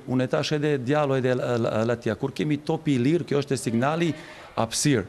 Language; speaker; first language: Albanian; non-native, learner; Serbian